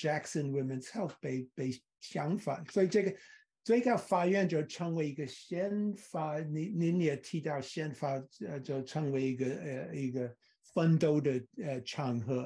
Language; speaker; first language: Chinese; non-native, fluent; English